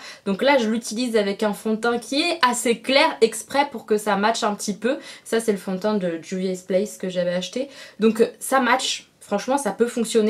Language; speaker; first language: French; native; French